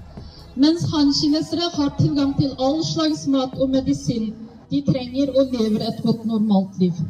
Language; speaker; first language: Norwegian; non-native, fluent; Uyghur